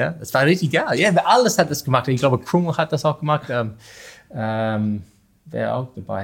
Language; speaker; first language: German; non-native, learner; English